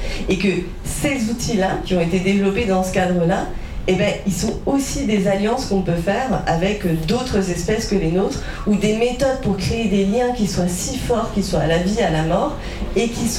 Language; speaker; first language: French; native; French